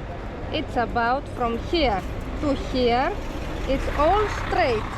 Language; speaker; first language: English; non-native, learner; Greek